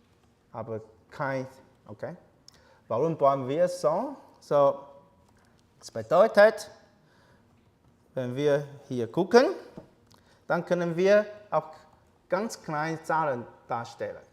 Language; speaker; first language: German; non-native, learner; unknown